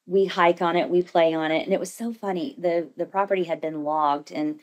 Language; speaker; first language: English; native; English